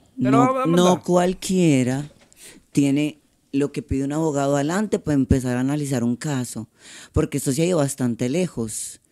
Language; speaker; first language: Spanish; native; Spanish